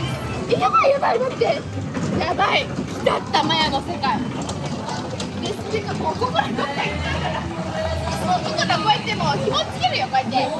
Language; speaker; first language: Japanese; native; Japanese